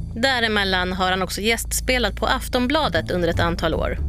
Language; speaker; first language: Swedish; native; Swedish